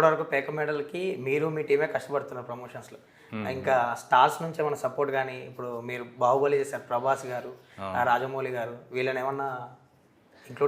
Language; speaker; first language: Telugu; native; Telugu